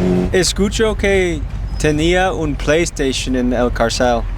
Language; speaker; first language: Spanish; non-native, learner; English